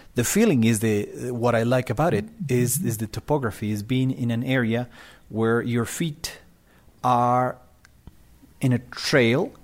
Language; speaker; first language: English; non-native, fluent; Spanish